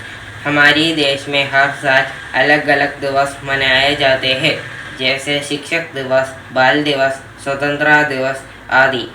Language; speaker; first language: Hindi; non-native, local second language; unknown